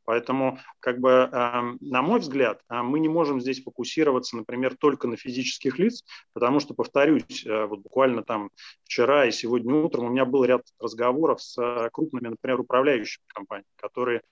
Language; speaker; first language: Russian; native; Russian